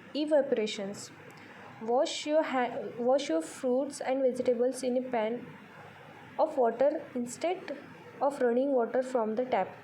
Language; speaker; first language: English; non-native, local second language; Marathi